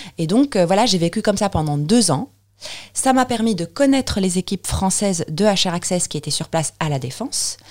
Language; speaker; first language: French; non-native, local second language; Arabic